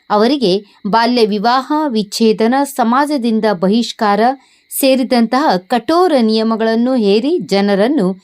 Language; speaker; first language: Kannada; native; Kannada